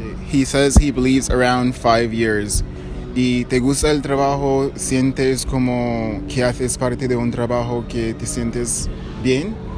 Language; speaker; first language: Spanish; non-native, fluent; English